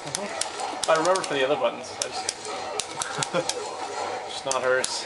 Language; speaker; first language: English; native; English